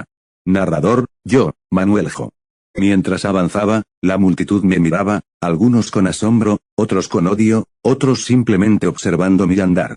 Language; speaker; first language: Spanish; native; Spanish